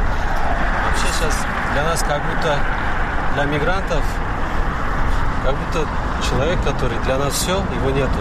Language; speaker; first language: Russian; non-native, fluent; Tajik